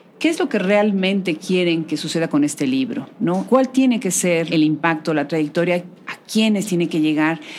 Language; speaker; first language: Spanish; native; Spanish